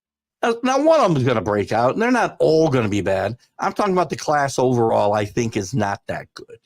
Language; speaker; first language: English; native; English